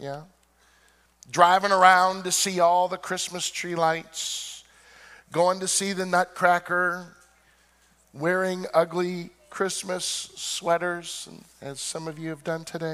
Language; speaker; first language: English; native; English